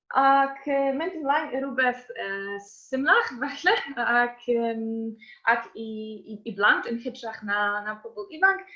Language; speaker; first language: Welsh; non-native, fluent; Polish